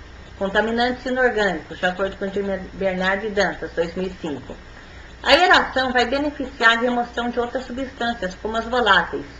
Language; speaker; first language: Portuguese; native; Portuguese